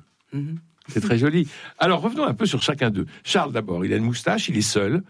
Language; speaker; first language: French; native; French